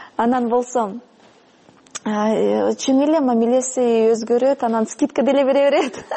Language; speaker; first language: Kyrgyz; non-native, fluent; Russian